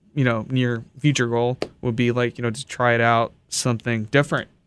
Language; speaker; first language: English; early bilingual, other home language; Japanese